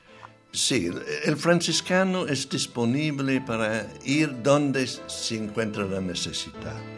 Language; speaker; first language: Spanish; non-native, fluent; English